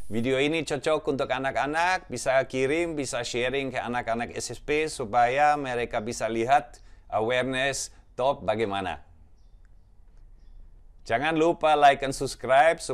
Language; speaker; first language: Indonesian; non-native, fluent; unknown